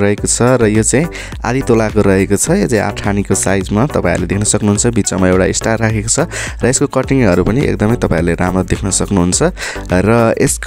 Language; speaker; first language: Nepali; native; Nepali